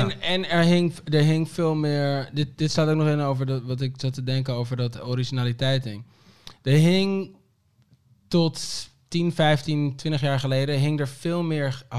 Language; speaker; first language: Dutch; early bilingual, other home language; Papiamento